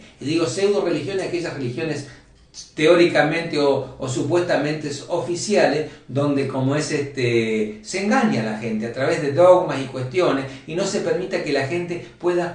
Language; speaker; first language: Spanish; native; Spanish